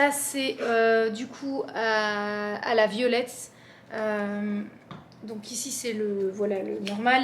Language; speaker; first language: French; native; French